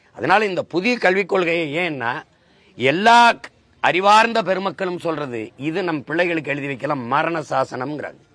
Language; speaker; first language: Tamil; native; Tamil